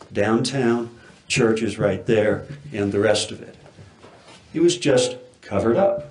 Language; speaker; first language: English; native; English